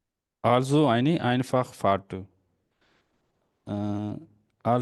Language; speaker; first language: German; non-native, learner; Urdu